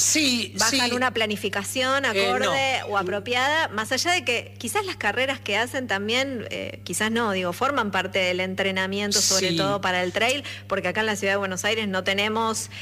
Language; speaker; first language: Spanish; native; Spanish